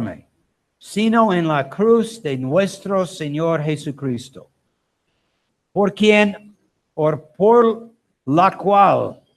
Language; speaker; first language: Spanish; non-native, learner; English